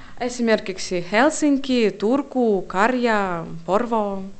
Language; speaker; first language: Finnish; non-native, learner; Russian